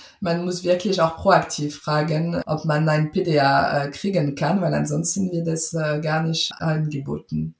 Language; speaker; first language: German; non-native, fluent; French